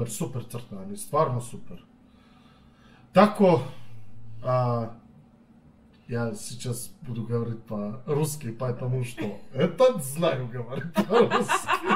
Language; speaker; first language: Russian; non-native, learner; Serbian